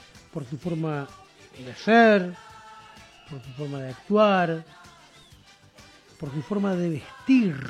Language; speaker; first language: Spanish; native; Spanish